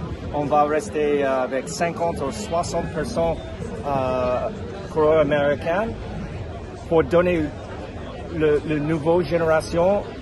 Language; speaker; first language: French; non-native, fluent; English